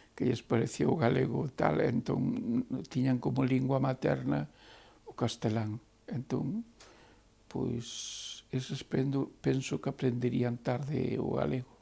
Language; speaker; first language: Galician; native; Galician